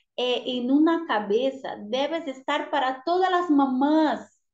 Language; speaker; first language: Spanish; non-native, learner; Portuguese